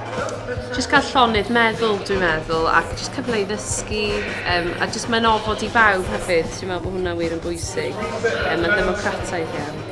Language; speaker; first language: Welsh; native; Welsh